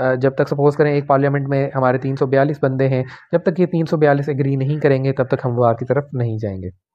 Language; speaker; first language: Urdu; non-native, local second language; Punjabi